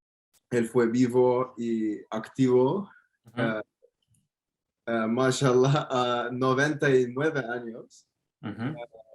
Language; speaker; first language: Spanish; non-native, fluent; Turkish